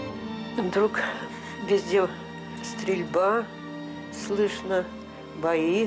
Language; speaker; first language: Russian; native; Russian